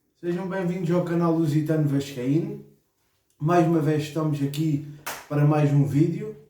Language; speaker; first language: Portuguese; native; Portuguese